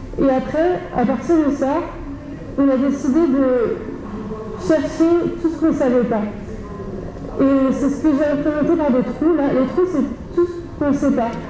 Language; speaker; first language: French; native; French